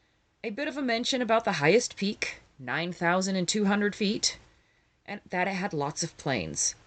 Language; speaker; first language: English; native; English